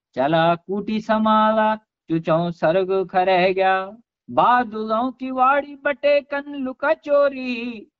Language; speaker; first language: Hindi; non-native, local second language; Garhwali